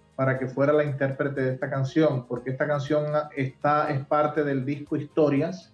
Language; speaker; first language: Spanish; native; Spanish